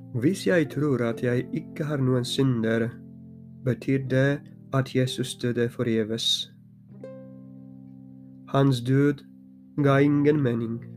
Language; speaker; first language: Norwegian; non-native, fluent; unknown